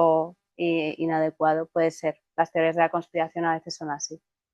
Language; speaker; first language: Spanish; native; Spanish